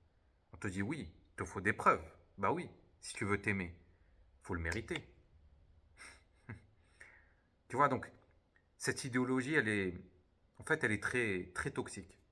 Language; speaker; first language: French; native; French